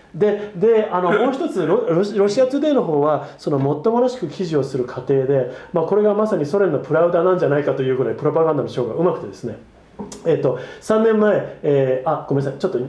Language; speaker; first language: Japanese; non-native, fluent; English